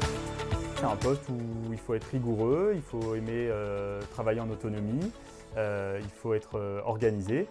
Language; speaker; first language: French; native; French